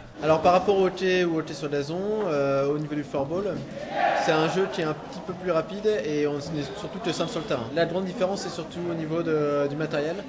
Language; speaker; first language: French; native; French